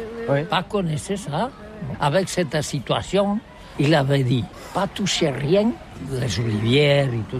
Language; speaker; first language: French; non-native, learner; Catalan